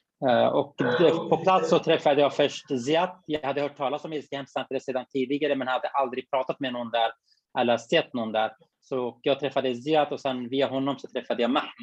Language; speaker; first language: Swedish; non-native, fluent; Kurdish